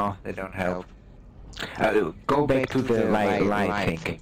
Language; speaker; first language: English; non-native, learner; German